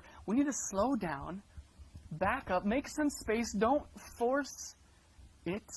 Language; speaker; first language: English; native; English